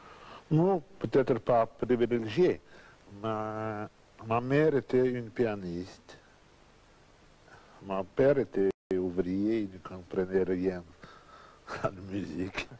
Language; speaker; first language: French; non-native, learner; Russian